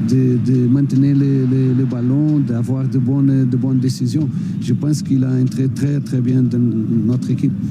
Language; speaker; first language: French; non-native, learner; Portuguese